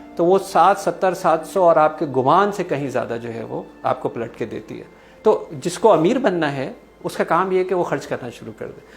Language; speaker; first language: Urdu; native; Urdu